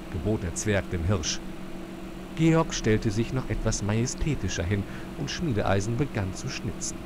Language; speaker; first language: German; native; German